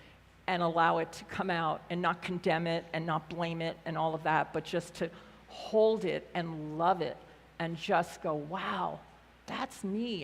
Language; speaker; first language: English; native; English